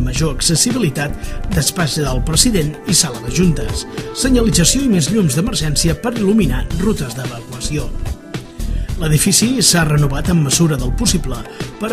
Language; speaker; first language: Catalan; native; Catalan